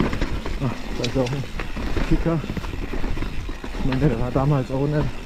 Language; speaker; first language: German; native; German